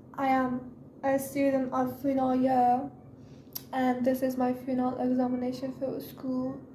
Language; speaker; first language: English; non-native, learner; Persian